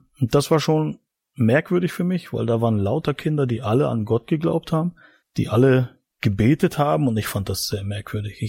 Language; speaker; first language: German; native; German